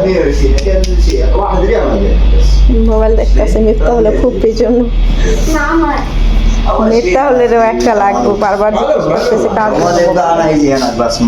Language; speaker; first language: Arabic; non-native, learner; Bangla